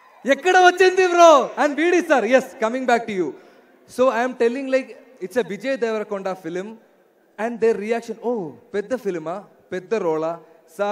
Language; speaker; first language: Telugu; non-native, learner; Malayalam